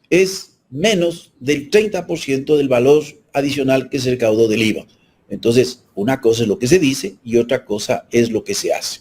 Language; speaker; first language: Spanish; native; Spanish